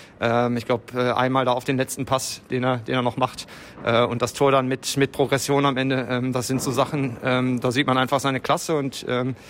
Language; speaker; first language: German; native; German